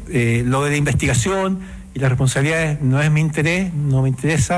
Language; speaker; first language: Spanish; native; Spanish